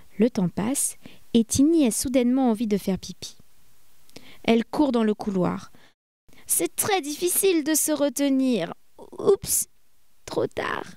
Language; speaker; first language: French; native; French